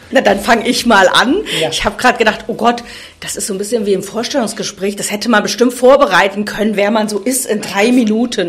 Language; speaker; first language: German; native; German